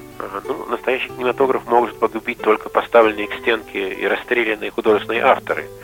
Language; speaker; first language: Russian; native; Russian